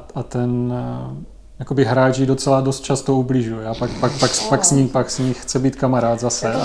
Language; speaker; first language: Czech; native; Czech